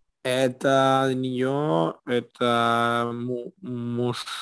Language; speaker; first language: Russian; non-native, learner; Spanish